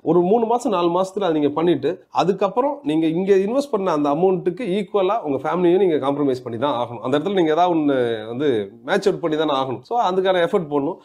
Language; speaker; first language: Tamil; native; Tamil